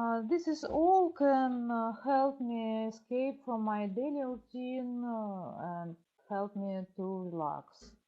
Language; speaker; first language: English; non-native, learner; Russian